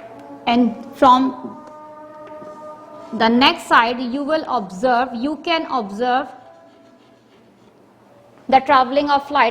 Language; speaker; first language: English; non-native, local second language; Urdu